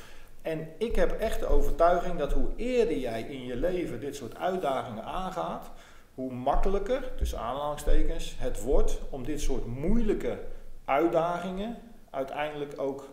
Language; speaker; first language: Dutch; native; Dutch